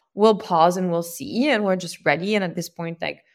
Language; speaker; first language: English; non-native, fluent; French